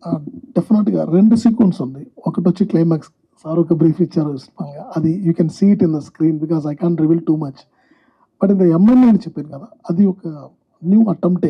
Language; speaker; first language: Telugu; non-native, local second language; Tamil